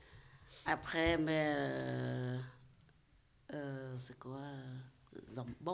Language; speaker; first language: French; non-native, learner; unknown